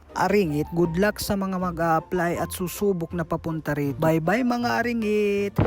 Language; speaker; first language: Filipino; non-native, local second language; Waray